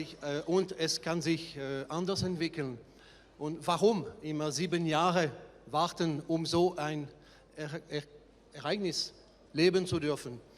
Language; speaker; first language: German; non-native, fluent; French